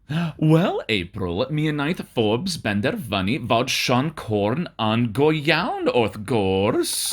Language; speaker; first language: Welsh; non-native, learner; English